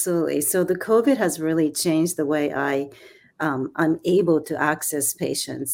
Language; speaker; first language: English; non-native, fluent; Japanese